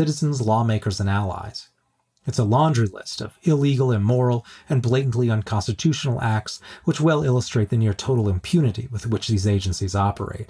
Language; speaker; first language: English; native; English